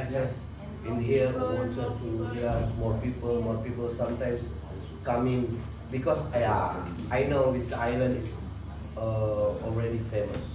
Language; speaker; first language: English; non-native, learner; Indonesian